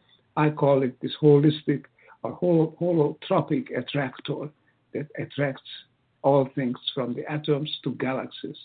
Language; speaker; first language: English; non-native, fluent; Hungarian